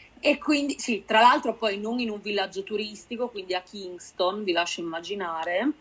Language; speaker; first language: Italian; native; Italian